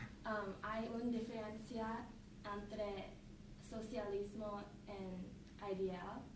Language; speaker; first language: Spanish; non-native, learner; English